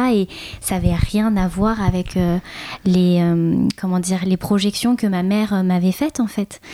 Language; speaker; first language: French; early bilingual, other home language; Khmer